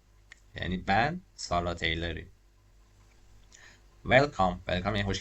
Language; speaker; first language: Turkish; non-native, learner; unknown